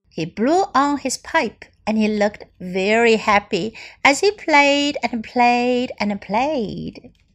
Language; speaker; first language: English; non-native, fluent; Chinese